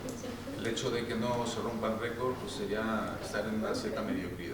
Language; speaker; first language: Spanish; native; Spanish